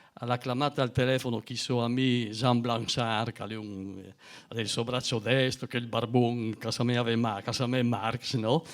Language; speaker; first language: Italian; non-native, local second language; Friulian